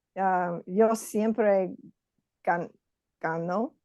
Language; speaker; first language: Spanish; non-native, learner; English